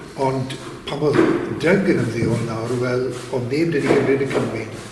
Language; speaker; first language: Welsh; native; Welsh